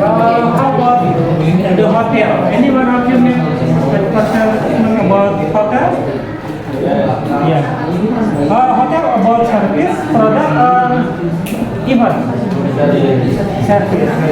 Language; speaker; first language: English; non-native, learner; Indonesian